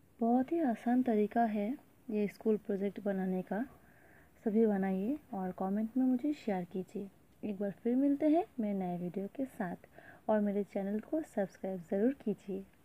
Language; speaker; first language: Hindi; non-native, local second language; Bangla